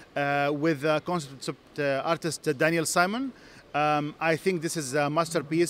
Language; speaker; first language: English; non-native, fluent; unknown